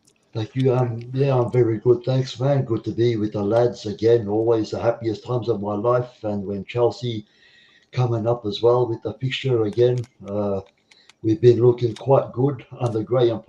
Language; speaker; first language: English; native; English